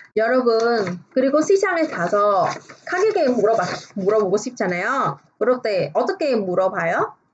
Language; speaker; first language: Korean; non-native, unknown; Vietnamese